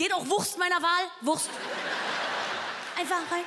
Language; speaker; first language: German; native; German